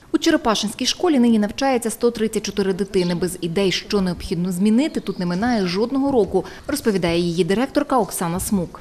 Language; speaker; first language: Ukrainian; native; Ukrainian